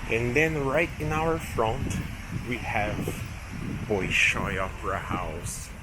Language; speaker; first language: English; non-native, local second language; Portuguese